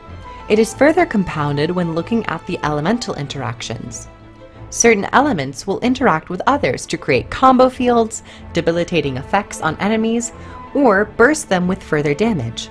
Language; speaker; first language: English; native; English